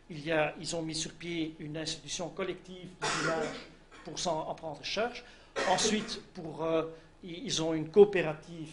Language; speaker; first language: French; native; French